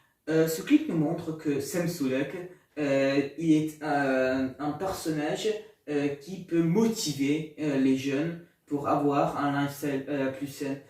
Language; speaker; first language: French; non-native, learner; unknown